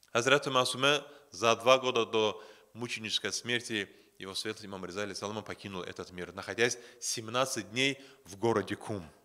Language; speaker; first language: Russian; non-native, local second language; Azerbaijani